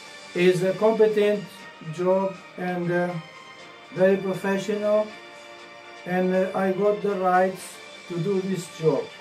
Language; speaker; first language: English; non-native, learner; Portuguese